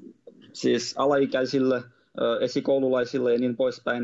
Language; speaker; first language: Finnish; non-native, fluent; Russian